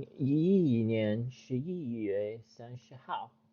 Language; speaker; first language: Chinese; non-native, learner; English